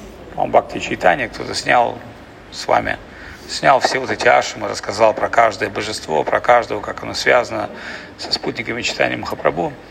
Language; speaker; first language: Russian; native; Russian